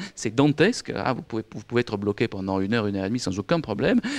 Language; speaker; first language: French; native; French